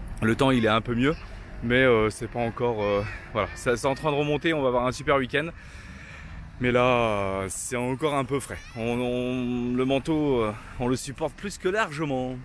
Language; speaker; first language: French; native; French